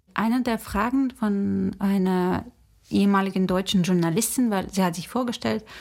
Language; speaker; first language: German; non-native, fluent; Russian